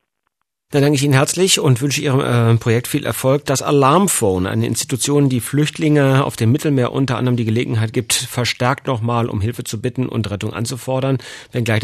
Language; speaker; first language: German; native; German